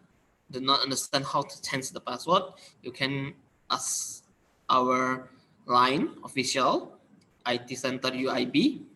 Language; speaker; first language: English; non-native, learner; Indonesian